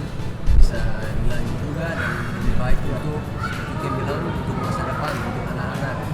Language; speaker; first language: Indonesian; non-native, fluent; Dutch